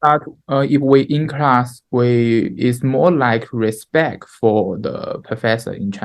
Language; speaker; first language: English; non-native, learner; Chinese